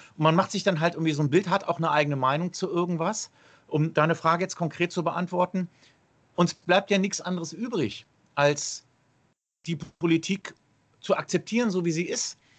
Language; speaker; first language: German; early bilingual, other home language; Arabic